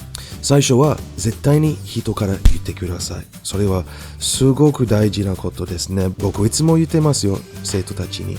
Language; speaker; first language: Japanese; non-native, fluent; English